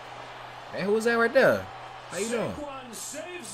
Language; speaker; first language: English; native; English